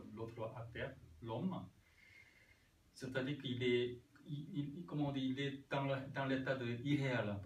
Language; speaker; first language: French; non-native, learner; Korean